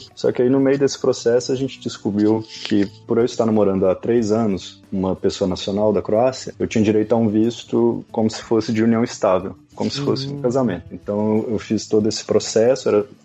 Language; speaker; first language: Portuguese; native; Portuguese